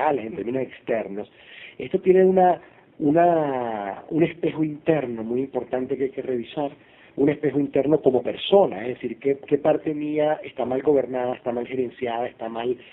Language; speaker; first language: Spanish; native; Spanish